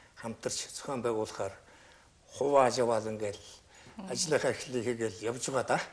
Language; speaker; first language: Mongolian; native; Mongolian